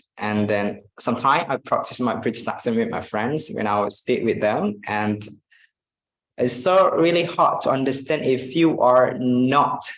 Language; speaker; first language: English; non-native, fluent; Indonesian